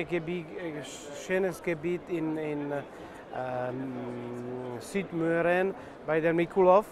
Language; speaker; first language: German; non-native, fluent; Czech